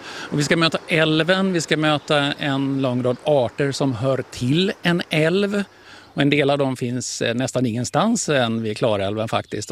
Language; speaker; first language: Swedish; native; Swedish